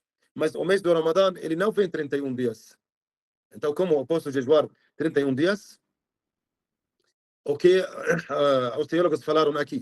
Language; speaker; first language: Portuguese; non-native, fluent; Arabic